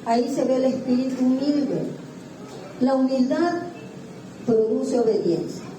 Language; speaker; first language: Spanish; native; Spanish